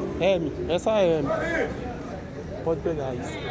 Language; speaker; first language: Portuguese; non-native, learner; Haitian Creole